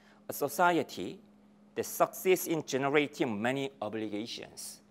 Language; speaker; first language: English; non-native, fluent; Korean